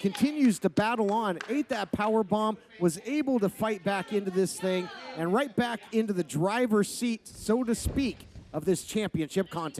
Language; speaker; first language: English; native; English